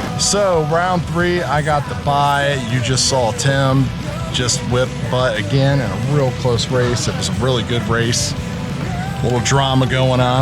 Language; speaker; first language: English; native; English